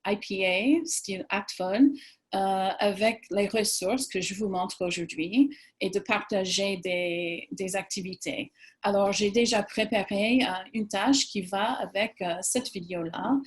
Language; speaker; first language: French; non-native, fluent; English